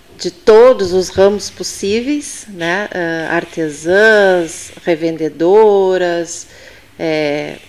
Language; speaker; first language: Portuguese; native; Portuguese